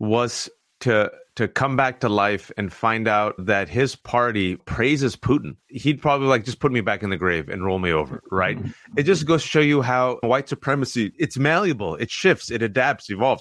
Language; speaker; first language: English; early bilingual, other home language; Urdu